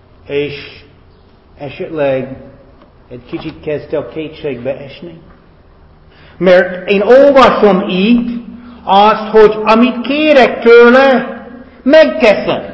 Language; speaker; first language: Hungarian; non-native, fluent; English